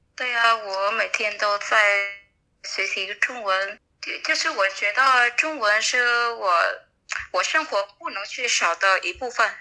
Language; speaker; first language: Chinese; non-native, learner; Vietnamese